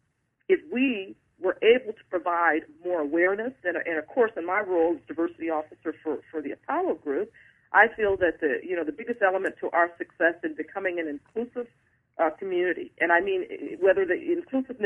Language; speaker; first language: English; native; English